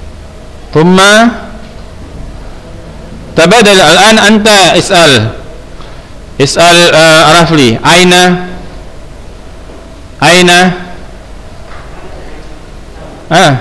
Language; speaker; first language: Arabic; non-native, fluent; Indonesian